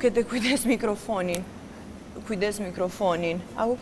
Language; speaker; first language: Albanian; early bilingual, heritage; Albanian